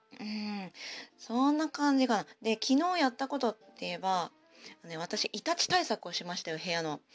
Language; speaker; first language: Japanese; native; Japanese